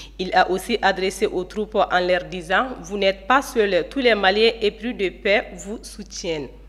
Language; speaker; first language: French; non-native, local second language; Bambara